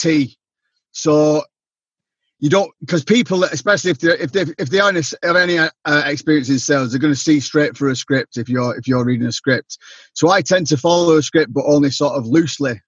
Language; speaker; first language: English; native; English